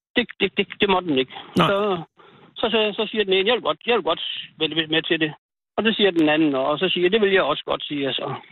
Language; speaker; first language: Danish; native; Danish